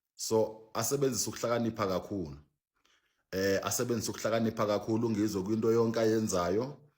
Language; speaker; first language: Zulu; non-native, local second language; Xhosa